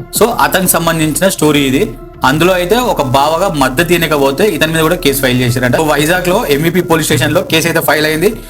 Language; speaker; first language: Telugu; native; Telugu